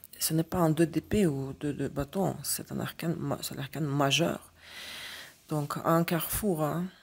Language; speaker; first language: French; non-native, fluent; Russian